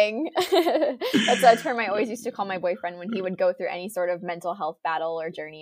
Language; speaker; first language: English; native; English